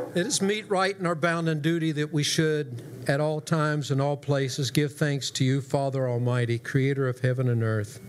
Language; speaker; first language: English; native; English